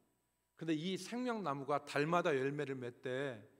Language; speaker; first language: Korean; native; Korean